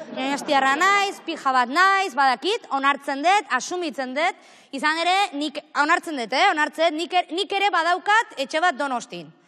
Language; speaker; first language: Basque; native; Basque